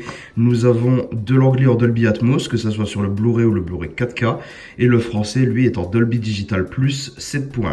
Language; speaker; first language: French; native; French